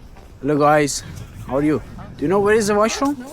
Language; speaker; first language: English; non-native, learner; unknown